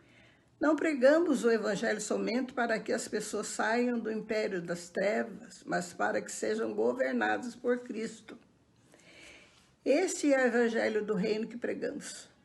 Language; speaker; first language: Portuguese; native; Portuguese